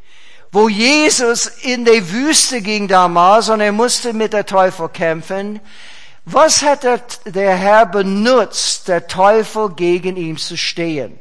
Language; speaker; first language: German; non-native, fluent; English